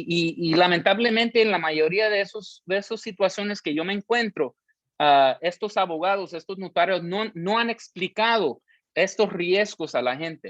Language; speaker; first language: Spanish; early bilingual, heritage; Spanish